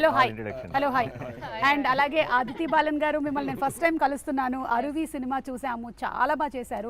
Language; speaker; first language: Telugu; native; Telugu